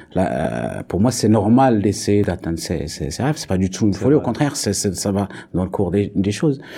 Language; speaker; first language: French; non-native, local second language; Arabic